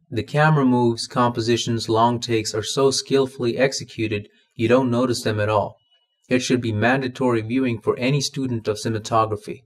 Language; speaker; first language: English; non-native, local second language; Malayalam